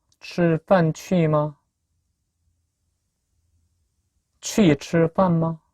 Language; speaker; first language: Chinese; non-native, fluent; Korean